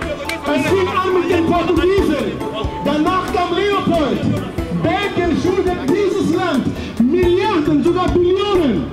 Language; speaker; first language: German; non-native, fluent; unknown